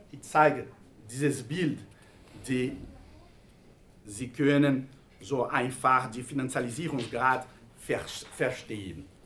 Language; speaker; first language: German; non-native, fluent; Portuguese